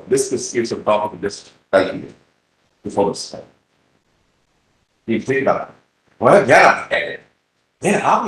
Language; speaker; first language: English; non-native, local second language; Hindi